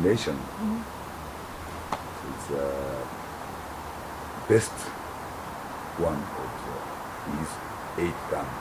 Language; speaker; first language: English; non-native, learner; Japanese